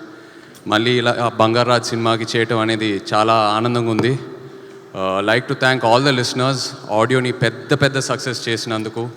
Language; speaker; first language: Telugu; native; Telugu